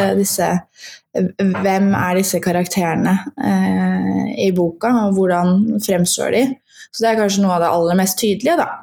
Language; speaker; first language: Norwegian; native; Norwegian